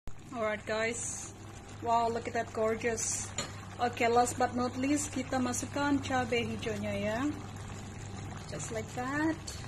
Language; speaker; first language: English; non-native, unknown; Indonesian